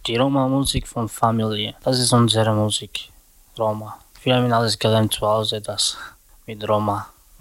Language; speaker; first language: German; non-native, learner; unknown